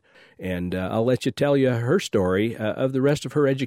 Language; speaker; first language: English; native; English